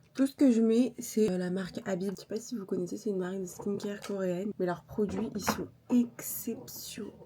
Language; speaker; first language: French; native; French